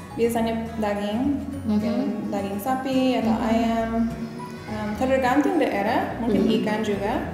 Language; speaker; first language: Indonesian; non-native, fluent; English